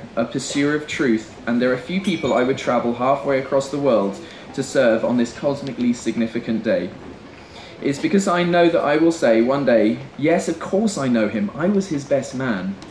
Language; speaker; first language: English; native; English